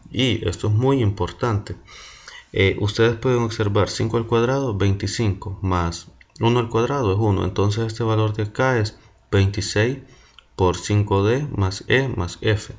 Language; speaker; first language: Spanish; native; Spanish